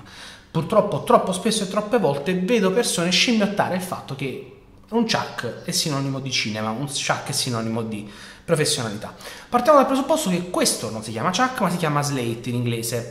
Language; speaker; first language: Italian; native; Italian